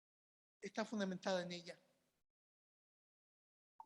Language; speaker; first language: Spanish; native; Spanish